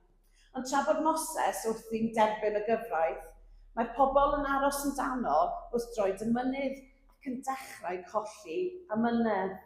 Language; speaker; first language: Welsh; native; Welsh